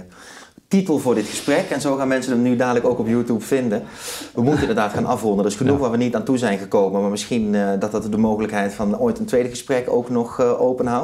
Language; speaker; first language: Dutch; native; Dutch